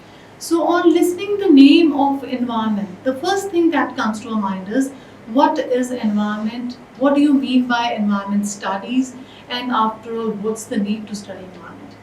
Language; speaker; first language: English; non-native, local second language; Punjabi